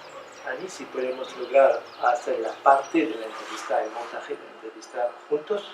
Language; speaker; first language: Spanish; non-native, learner; French